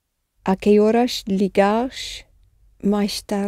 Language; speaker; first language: Portuguese; non-native, learner; English